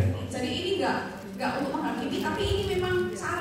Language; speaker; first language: Indonesian; native; Indonesian